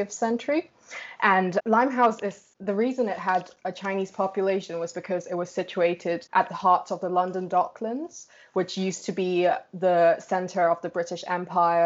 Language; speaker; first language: English; non-native, local second language; Cantonese